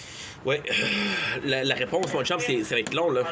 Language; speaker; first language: French; native; French